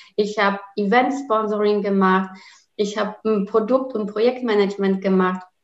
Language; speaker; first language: German; non-native, fluent; Polish